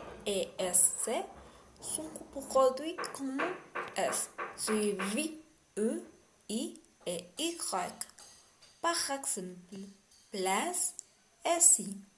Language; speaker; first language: French; non-native, learner; Spanish